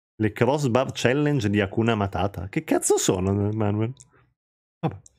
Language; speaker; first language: Italian; native; Italian